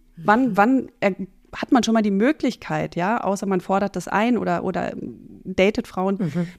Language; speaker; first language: German; native; German